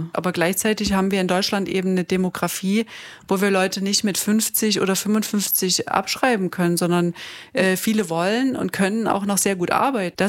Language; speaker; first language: German; native; German